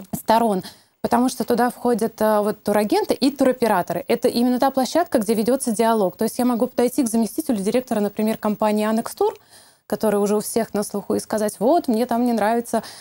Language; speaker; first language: Russian; native; Russian